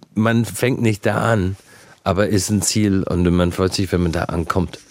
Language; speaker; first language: German; non-native, fluent; English